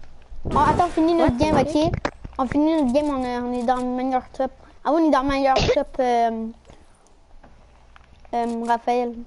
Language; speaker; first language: French; native; French